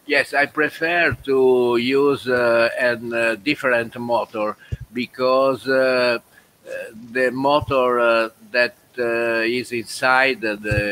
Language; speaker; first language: English; non-native, learner; Italian